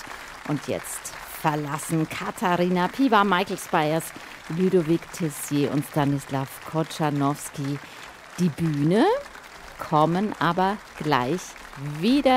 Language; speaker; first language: German; native; German